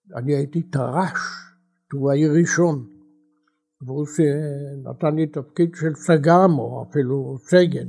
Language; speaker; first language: Hebrew; native; Hebrew